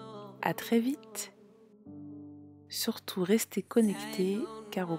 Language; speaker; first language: French; native; French